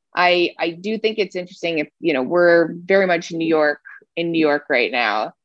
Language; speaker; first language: English; native; English